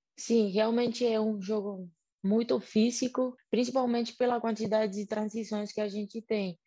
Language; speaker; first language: Portuguese; non-native, fluent; Spanish